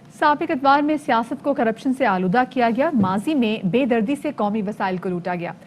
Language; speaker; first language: Urdu; native; Urdu